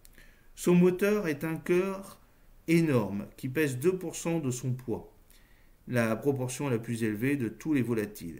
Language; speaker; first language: French; native; French